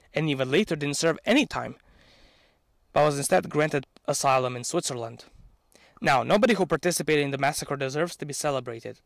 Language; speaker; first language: English; non-native, fluent; Serbian